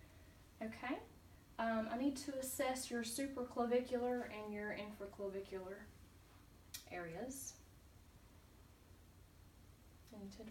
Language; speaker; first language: English; native; English